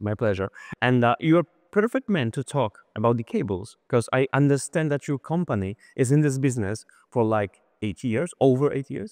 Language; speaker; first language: English; non-native, fluent; Polish